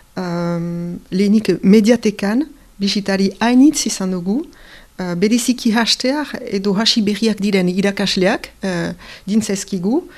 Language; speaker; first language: Basque; native; Basque